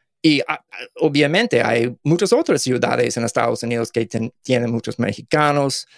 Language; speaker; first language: Spanish; non-native, learner; English